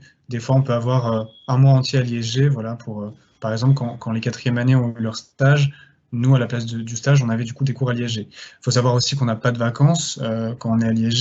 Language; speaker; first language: French; native; French